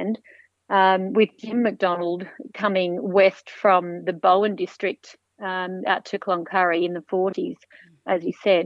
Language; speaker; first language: English; native; English